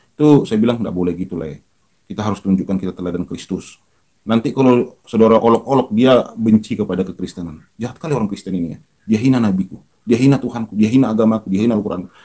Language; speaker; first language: Indonesian; native; Indonesian